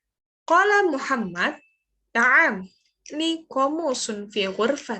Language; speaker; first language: Arabic; non-native, fluent; Indonesian